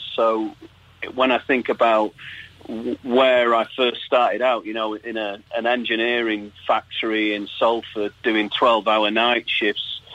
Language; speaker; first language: English; native; English